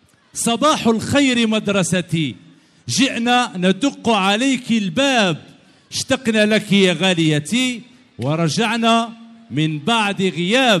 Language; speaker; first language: Arabic; native; Arabic